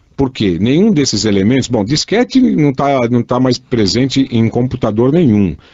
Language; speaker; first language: Portuguese; native; Portuguese